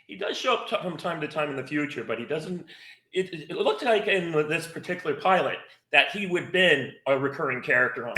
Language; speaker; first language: English; native; English